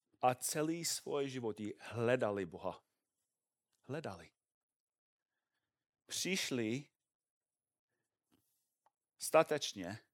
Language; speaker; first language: Czech; non-native, fluent; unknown